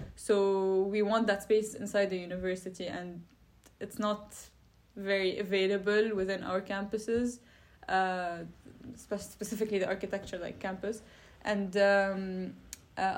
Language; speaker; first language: English; non-native, fluent; Arabic